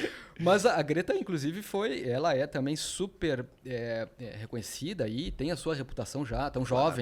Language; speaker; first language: Portuguese; native; Portuguese